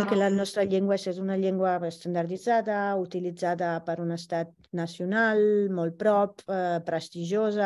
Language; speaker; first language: Catalan; non-native, fluent; Italian